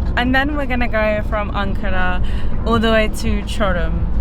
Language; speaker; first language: English; early bilingual, other home language; Turkish